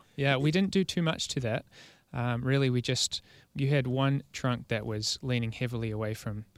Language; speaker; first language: English; native; English